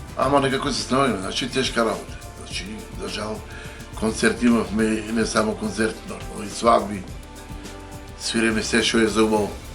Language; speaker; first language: Macedonian; non-native, local second language; Romany